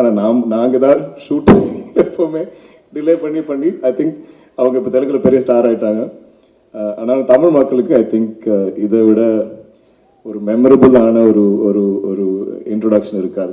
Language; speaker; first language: Tamil; non-native, local second language; Malayalam